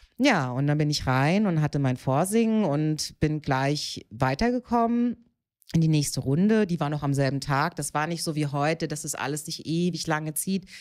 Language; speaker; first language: German; native; German